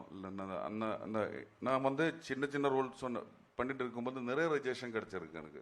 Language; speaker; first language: Tamil; non-native, learner; Malayalam